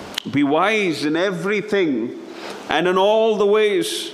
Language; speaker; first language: English; non-native, local second language; Tamil